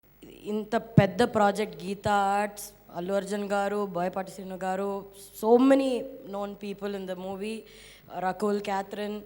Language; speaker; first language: Telugu; non-native, local second language; Tamil